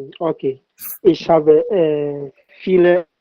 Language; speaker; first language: German; non-native, learner; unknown